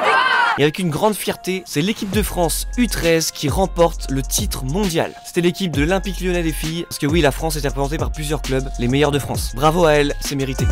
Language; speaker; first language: French; native; French